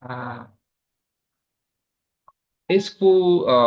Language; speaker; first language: French; non-native, learner; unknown